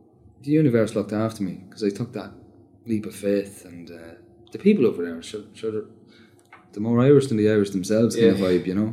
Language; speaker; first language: English; native; English